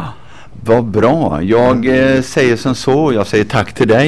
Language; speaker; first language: Swedish; native; Swedish